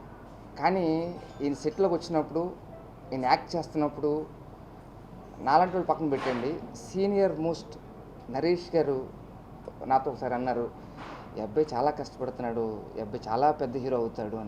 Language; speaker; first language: Telugu; native; Telugu